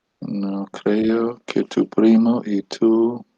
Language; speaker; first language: Spanish; non-native, learner; English